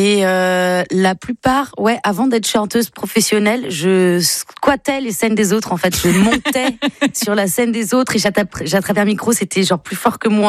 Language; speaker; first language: French; native; French